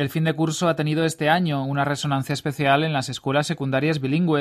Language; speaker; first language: Spanish; native; Spanish